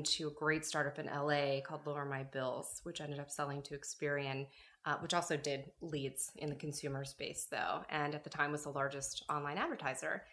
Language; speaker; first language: English; native; English